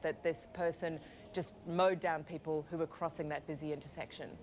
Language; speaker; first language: English; native; English